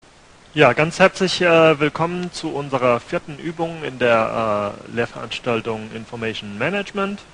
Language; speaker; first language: German; native; German